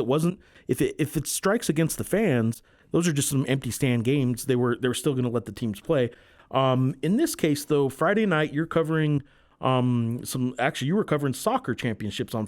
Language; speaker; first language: English; native; English